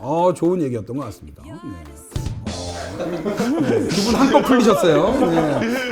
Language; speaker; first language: Korean; native; Korean